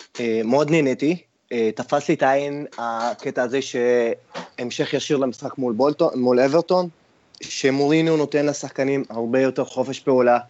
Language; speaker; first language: Hebrew; non-native, local second language; Arabic